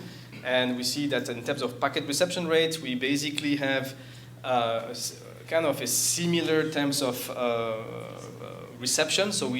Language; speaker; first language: English; non-native, fluent; French